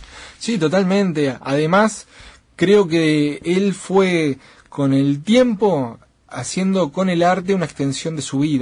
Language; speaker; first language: Spanish; native; Spanish